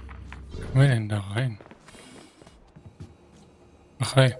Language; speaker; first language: German; native; German